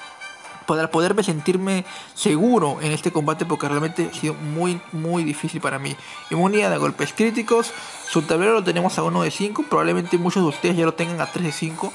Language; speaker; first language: Spanish; native; Spanish